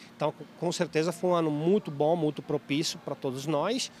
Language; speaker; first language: Portuguese; non-native, fluent; Italian